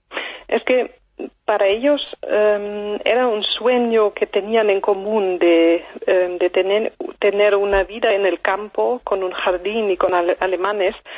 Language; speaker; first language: Spanish; non-native, fluent; German